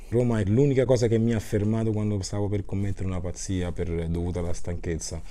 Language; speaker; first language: Italian; early bilingual, other home language; Kabuverdianu